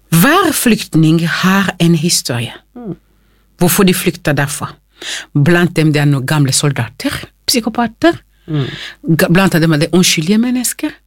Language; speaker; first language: Norwegian; non-native, fluent; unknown